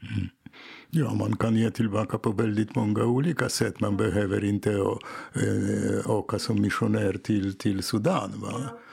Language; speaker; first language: Swedish; non-native, fluent; Polish